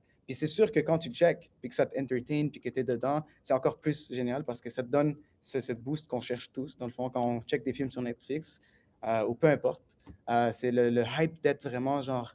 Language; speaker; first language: French; native; French